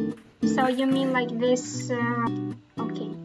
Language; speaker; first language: English; non-native, fluent; Tatar